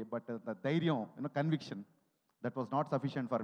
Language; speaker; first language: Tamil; non-native, learner; Telugu